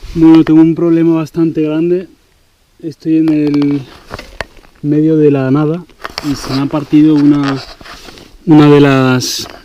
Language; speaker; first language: Spanish; native; Spanish